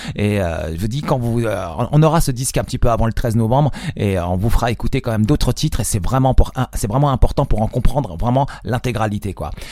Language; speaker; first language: French; native; French